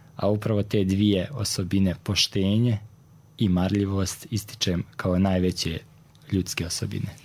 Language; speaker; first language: Croatian; native; Croatian